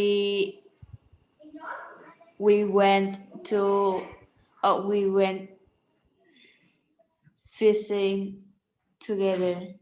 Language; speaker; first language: English; non-native, learner; Vietnamese